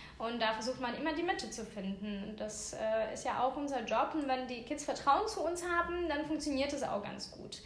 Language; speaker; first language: German; non-native, fluent; Russian